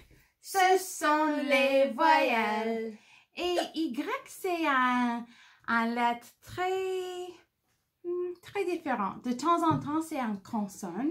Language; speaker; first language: French; non-native, fluent; English